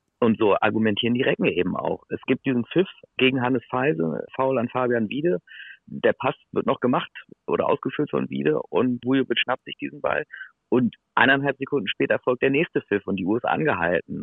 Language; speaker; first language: German; native; German